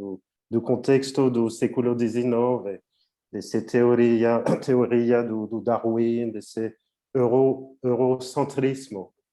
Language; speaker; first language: Portuguese; non-native, fluent; French